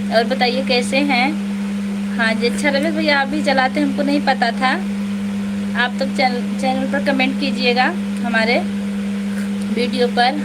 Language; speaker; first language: Hindi; native; Hindi